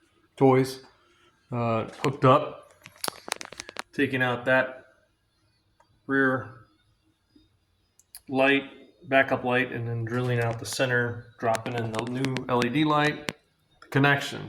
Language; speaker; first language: English; native; English